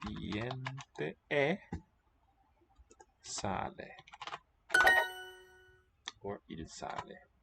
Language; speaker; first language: Italian; non-native, learner; English